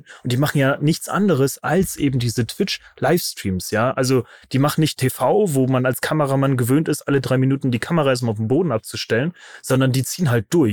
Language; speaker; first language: German; native; German